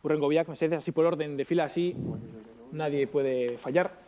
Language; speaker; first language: Spanish; native; Spanish